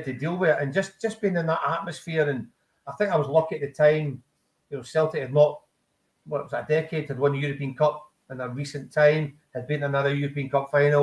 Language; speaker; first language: English; native; English